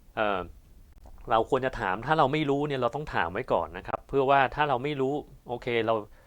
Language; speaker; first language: Thai; native; Thai